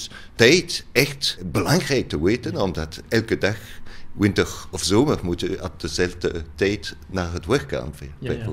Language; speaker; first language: Dutch; non-native, learner; French